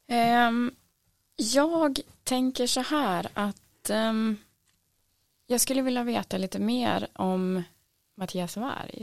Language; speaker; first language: Swedish; native; Swedish